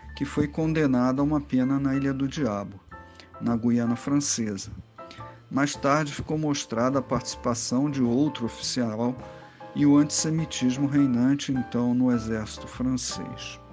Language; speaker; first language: Portuguese; native; Portuguese